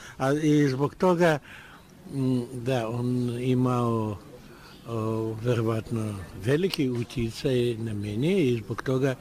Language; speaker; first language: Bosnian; non-native, learner; Russian